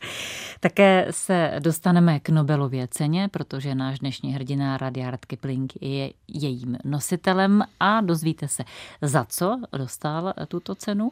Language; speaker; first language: Czech; native; Czech